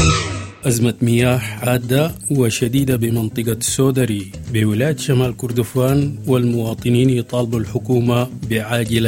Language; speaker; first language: Arabic; native; Arabic